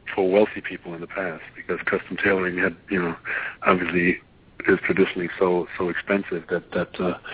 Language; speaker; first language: English; non-native, fluent; German